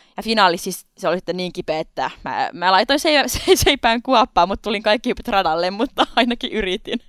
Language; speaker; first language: Finnish; non-native, local second language; Swedish